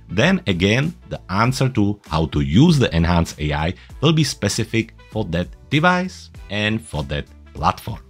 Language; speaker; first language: English; non-native, fluent; Czech